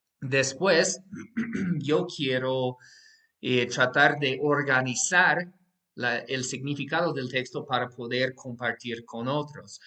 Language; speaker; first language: Spanish; non-native, fluent; English